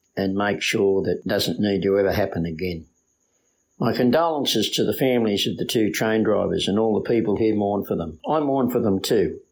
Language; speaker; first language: English; native; English